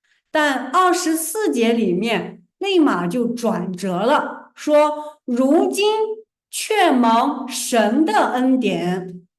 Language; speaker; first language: Chinese; native; Chinese